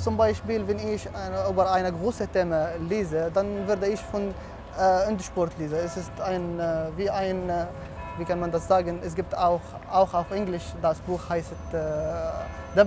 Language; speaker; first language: German; non-native, fluent; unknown